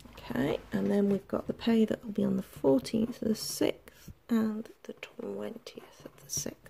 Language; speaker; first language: English; native; English